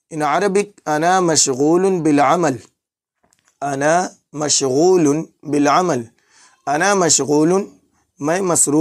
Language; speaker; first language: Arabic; non-native, fluent; Urdu